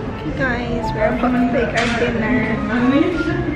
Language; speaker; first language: English; non-native, fluent; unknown